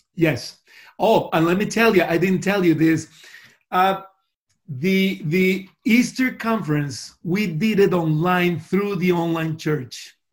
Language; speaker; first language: English; non-native, fluent; Spanish